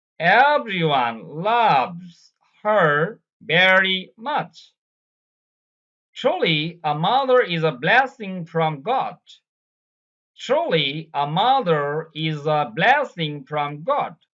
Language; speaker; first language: English; non-native, local second language; Bangla